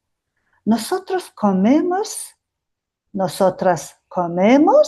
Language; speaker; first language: Spanish; non-native, fluent; Mongolian